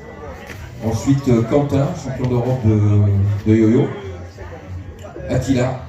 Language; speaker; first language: French; native; French